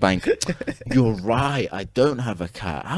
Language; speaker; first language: English; native; English